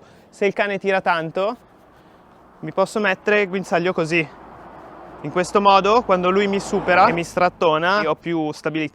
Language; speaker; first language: Italian; native; Italian